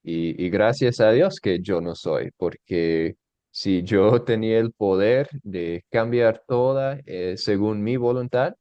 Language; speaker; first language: Spanish; non-native, fluent; English